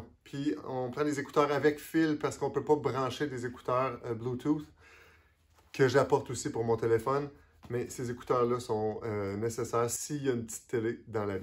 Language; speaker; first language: French; native; French